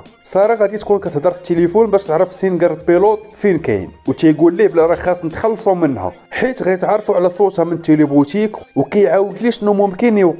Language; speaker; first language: Arabic; native; Arabic